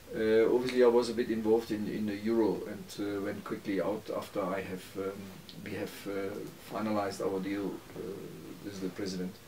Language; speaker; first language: English; non-native, fluent; Turkish